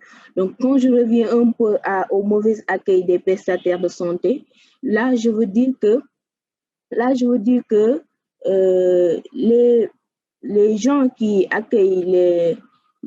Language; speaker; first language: French; non-native, local second language; Wolof